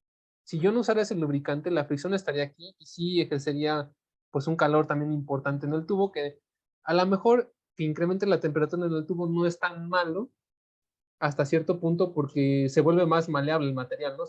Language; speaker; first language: Spanish; native; Spanish